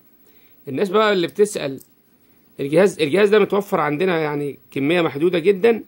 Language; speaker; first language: Arabic; native; Arabic